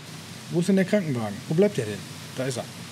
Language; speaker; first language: German; native; German